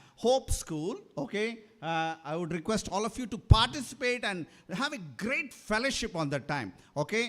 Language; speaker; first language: English; non-native, local second language; Kannada